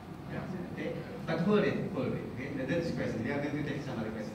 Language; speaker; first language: English; non-native, fluent; Indonesian